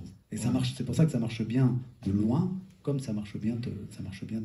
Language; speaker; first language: French; native; French